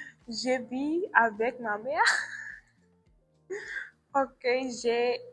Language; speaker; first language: French; non-native, learner; English